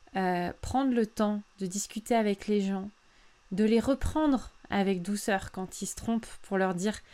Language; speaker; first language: French; native; French